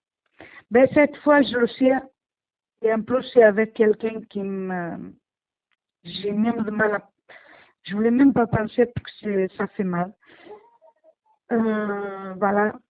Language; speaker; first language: French; non-native, learner; Portuguese